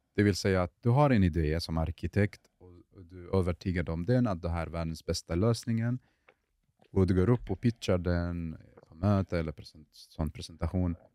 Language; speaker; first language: Swedish; early bilingual, other home language; Arabic